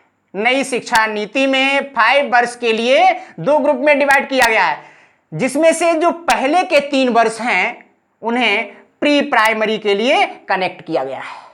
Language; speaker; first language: Hindi; native; Hindi